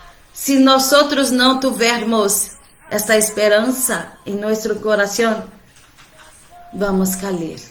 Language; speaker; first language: Spanish; non-native, fluent; Portuguese